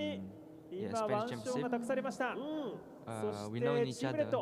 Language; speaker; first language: English; non-native, fluent; Japanese